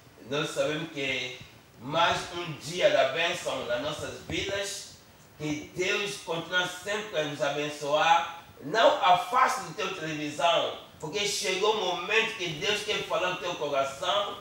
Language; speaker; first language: Portuguese; non-native, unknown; Lingala